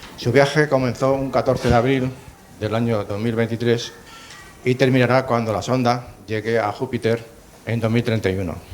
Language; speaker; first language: Spanish; native; Spanish